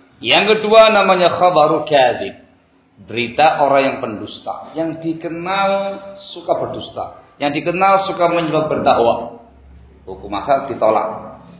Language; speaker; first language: Indonesian; non-native, local second language; Javanese